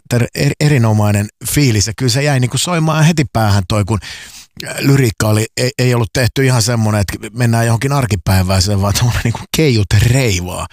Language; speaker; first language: Finnish; native; Finnish